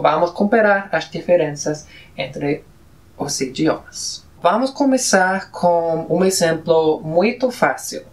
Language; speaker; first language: Portuguese; non-native, fluent; Spanish